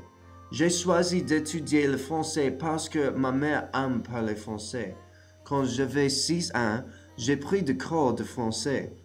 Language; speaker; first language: French; non-native, learner; English